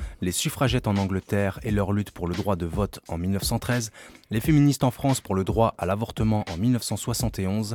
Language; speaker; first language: French; native; French